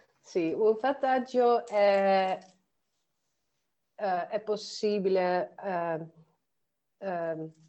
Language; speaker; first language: Italian; non-native, learner; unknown